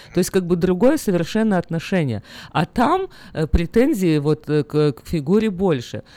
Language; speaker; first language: Russian; native; Russian